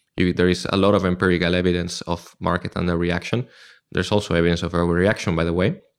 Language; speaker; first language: English; non-native, fluent; Spanish